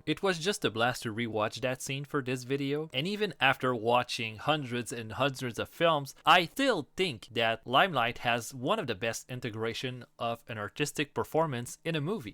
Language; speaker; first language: English; non-native, fluent; French